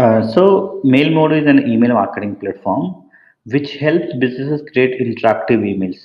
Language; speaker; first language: English; non-native, local second language; Hindi